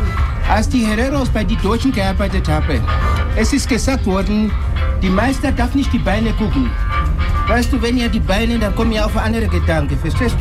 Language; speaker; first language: German; non-native, local second language; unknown